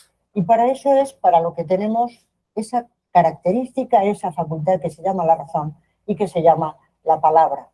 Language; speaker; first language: Spanish; native; Spanish